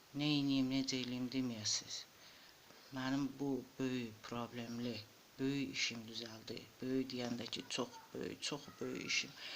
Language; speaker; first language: Azerbaijani; native; Azerbaijani